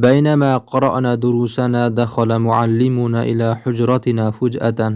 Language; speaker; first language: Arabic; non-native, fluent; Uzbek